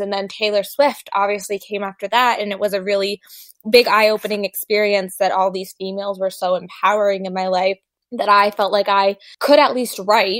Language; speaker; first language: English; native; English